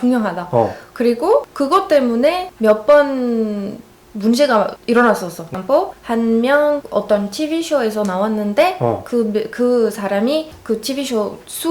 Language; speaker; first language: Korean; non-native, fluent; Arabic